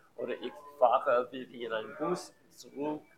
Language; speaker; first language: German; non-native, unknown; English